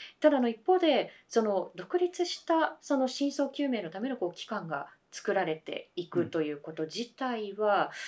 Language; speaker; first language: Japanese; native; Japanese